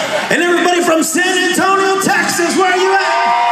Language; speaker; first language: English; early bilingual, other home language; Spanish